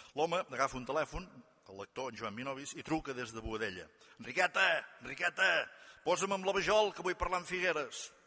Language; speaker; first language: Catalan; native; Catalan